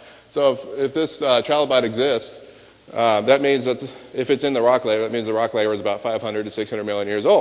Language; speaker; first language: English; native; English